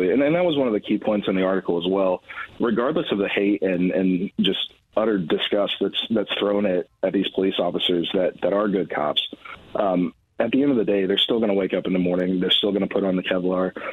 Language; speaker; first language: English; native; English